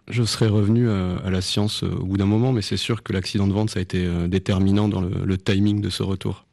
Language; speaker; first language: French; native; French